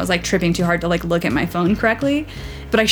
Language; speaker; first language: English; native; English